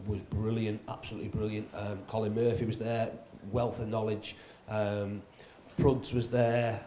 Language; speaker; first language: English; native; English